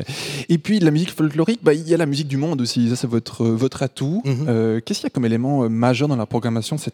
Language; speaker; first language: French; native; French